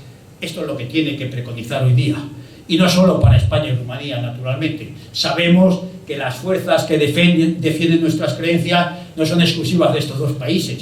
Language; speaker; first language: Spanish; native; Spanish